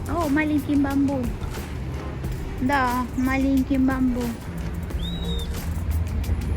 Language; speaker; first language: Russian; non-native, learner; Spanish